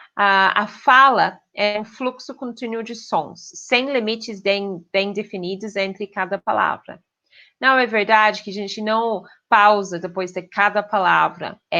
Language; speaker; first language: Portuguese; non-native, fluent; English